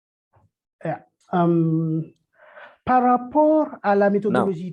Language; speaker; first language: French; non-native, local second language; Malagasy